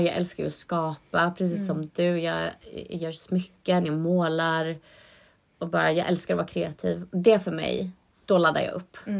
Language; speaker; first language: Swedish; native; Swedish